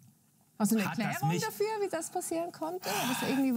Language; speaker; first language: German; native; German